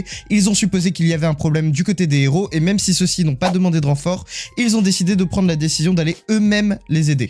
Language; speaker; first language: French; native; French